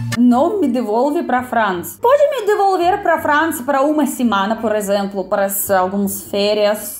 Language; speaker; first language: Portuguese; non-native, fluent; Russian